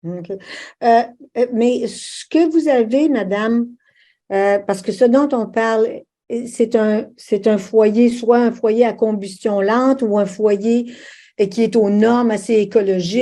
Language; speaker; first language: French; native; French